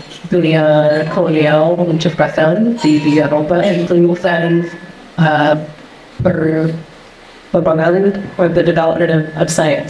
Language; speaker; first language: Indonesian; non-native, fluent; English